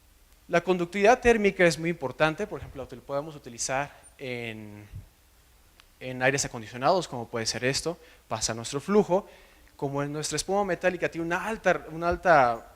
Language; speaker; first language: Spanish; native; Spanish